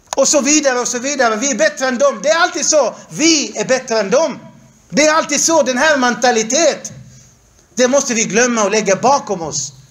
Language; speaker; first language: Swedish; non-native, fluent; Arabic